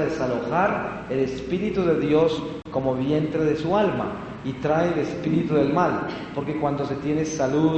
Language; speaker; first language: Spanish; native; Spanish